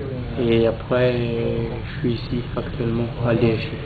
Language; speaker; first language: French; non-native, local second language; Malagasy